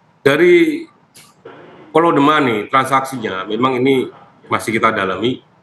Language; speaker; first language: Indonesian; native; Indonesian